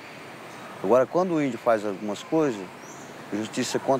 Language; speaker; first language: Portuguese; non-native, local second language; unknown